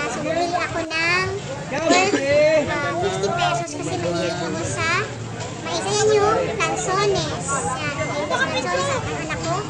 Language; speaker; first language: Filipino; native; Filipino